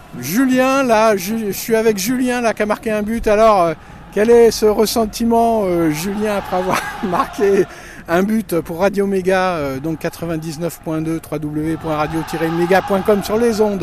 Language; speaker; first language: French; native; French